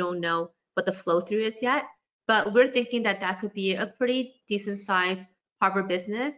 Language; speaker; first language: English; native; English